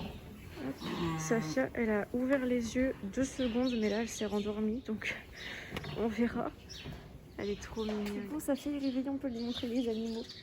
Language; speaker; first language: French; native; French